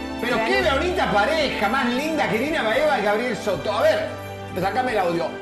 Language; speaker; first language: Spanish; native; Spanish